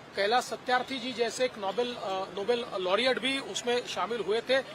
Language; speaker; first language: Hindi; non-native, local second language; Marathi